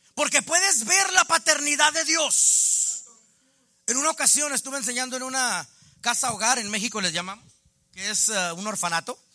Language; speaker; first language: Spanish; native; Spanish